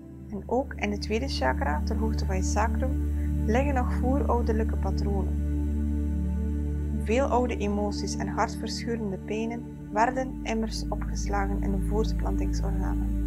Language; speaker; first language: Dutch; native; Dutch